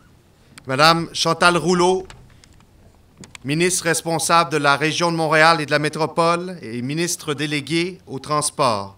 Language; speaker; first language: French; native; French